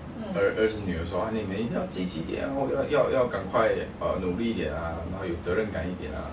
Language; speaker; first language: Chinese; native; Chinese